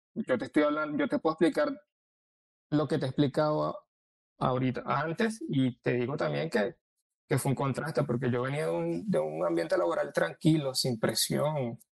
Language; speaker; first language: Spanish; native; Spanish